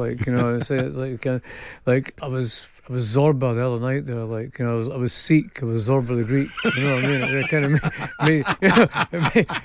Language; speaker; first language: English; native; English